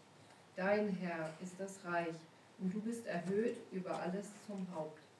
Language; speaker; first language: German; native; German